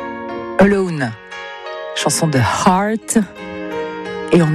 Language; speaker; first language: French; native; French